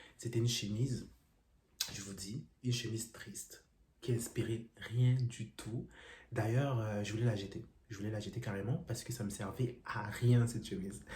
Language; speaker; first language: French; non-native, local second language; Lingala